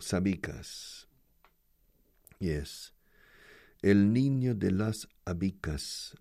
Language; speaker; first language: Spanish; non-native, fluent; English